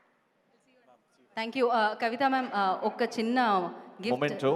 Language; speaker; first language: Telugu; native; Telugu